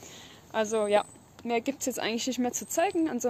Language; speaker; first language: German; native; German